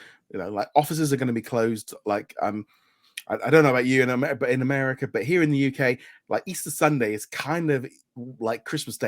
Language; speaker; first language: English; native; English